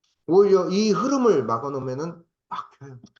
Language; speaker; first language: Korean; native; Korean